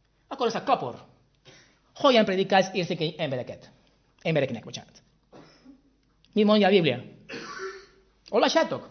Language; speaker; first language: Hungarian; non-native, fluent; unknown